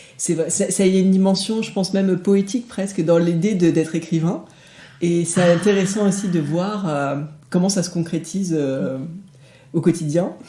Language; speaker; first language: French; native; French